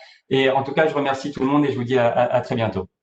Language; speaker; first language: French; native; French